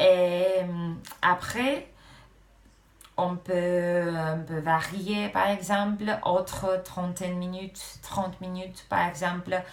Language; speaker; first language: French; non-native, fluent; Romanian